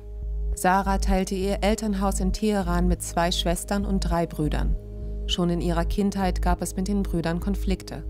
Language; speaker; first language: German; native; German